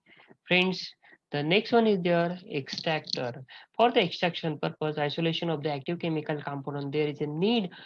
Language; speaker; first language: English; non-native, local second language; Marathi